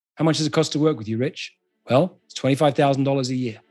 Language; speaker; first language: English; native; English